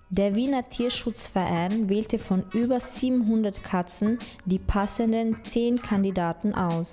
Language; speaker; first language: German; native; German